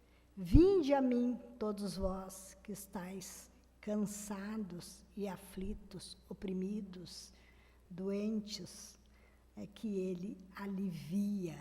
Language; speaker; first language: Portuguese; native; Portuguese